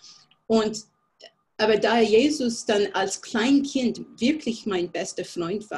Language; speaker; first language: German; non-native, fluent; English